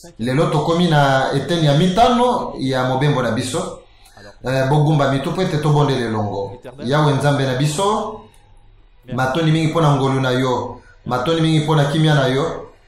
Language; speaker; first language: Lingala; native; Lingala